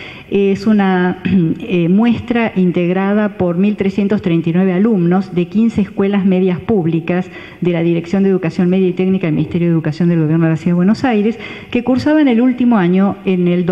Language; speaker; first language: Spanish; native; Spanish